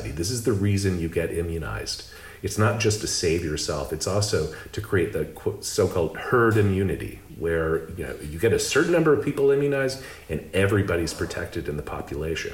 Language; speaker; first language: English; native; English